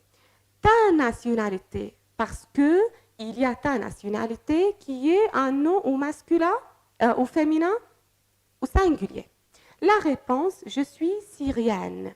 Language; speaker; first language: French; non-native, fluent; Arabic